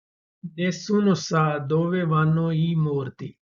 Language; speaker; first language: Italian; non-native, fluent; Urdu